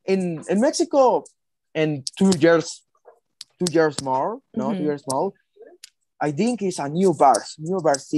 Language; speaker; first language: English; non-native, learner; Spanish